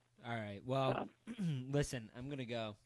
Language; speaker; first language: English; native; English